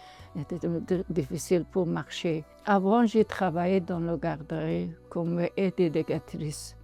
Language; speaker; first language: French; non-native, learner; Persian